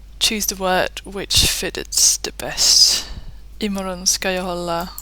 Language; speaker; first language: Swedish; non-native, learner; Dutch